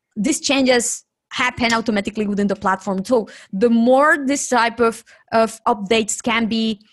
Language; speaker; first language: English; non-native, fluent; Spanish